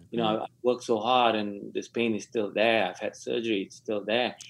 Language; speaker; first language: English; non-native, local second language; Tamil